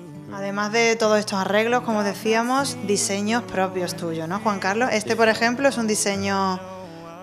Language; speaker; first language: Spanish; native; Spanish